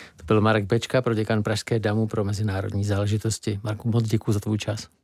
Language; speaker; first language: Czech; native; Czech